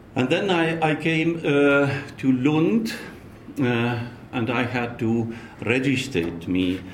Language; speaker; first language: English; non-native, fluent; Estonian